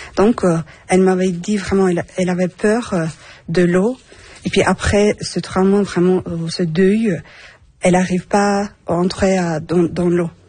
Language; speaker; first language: French; non-native, learner; Turkish